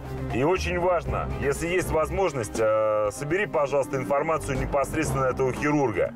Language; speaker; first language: Russian; native; Russian